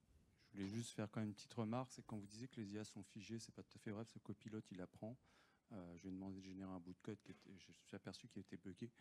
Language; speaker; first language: French; native; French